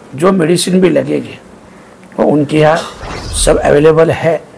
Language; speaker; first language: Hindi; non-native, local second language; Marathi